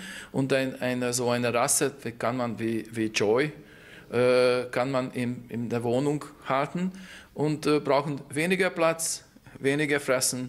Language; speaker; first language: German; non-native, fluent; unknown